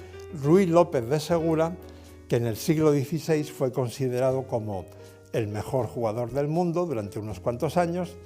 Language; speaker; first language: Spanish; native; Spanish